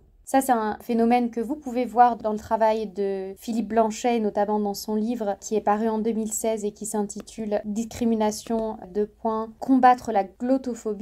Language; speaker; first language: French; native; French